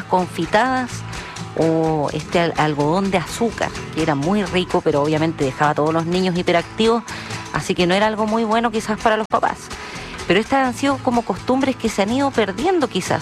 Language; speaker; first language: Spanish; native; Spanish